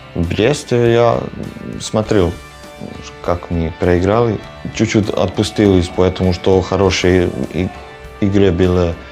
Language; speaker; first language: Russian; non-native, learner; Serbian